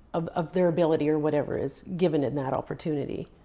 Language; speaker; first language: English; non-native, fluent; Croatian